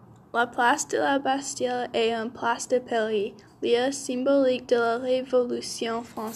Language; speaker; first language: French; non-native, learner; English